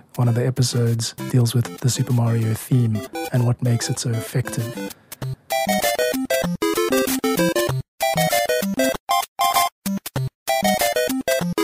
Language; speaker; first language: English; native; English